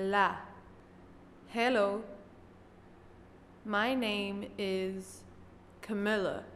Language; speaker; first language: English; non-native, local second language; Spanish